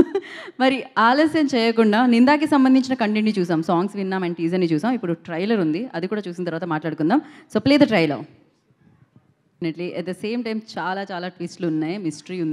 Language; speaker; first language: Telugu; native; Telugu